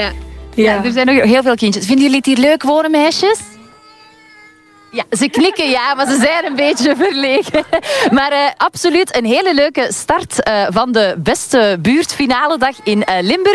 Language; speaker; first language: Dutch; native; Dutch